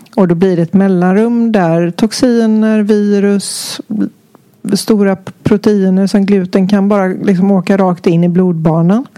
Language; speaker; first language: Swedish; native; Swedish